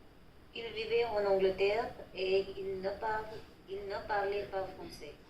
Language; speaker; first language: French; non-native, learner; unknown